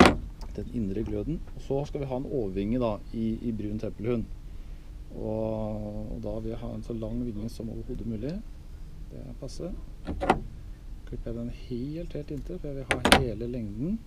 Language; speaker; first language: Norwegian; native; Norwegian